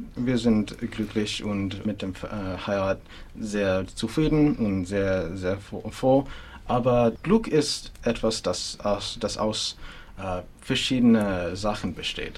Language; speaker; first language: German; non-native, fluent; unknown